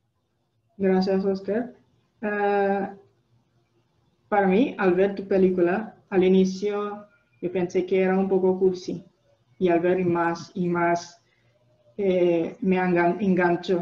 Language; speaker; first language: Spanish; non-native, fluent; English